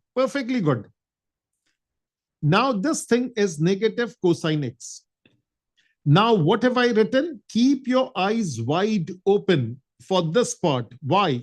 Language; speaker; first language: English; non-native, local second language; Urdu